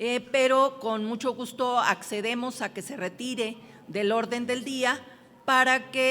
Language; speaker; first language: Spanish; native; Spanish